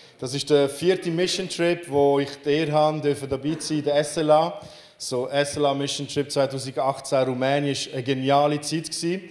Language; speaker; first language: German; non-native, fluent; Romanian